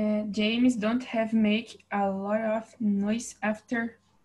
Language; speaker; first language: English; non-native, learner; Portuguese